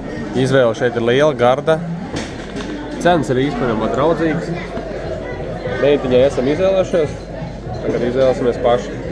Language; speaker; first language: Latvian; native; Latvian